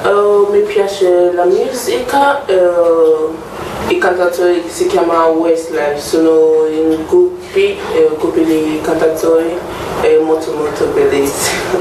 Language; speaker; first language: Italian; non-native, learner; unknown